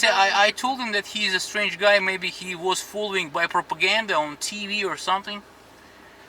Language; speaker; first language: English; non-native, fluent; Russian